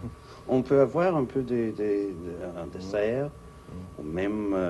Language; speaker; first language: French; non-native, fluent; English